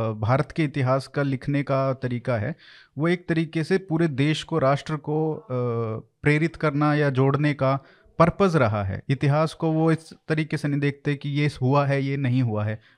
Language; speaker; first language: Hindi; native; Hindi